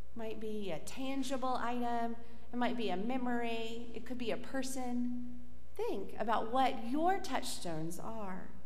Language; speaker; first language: English; native; English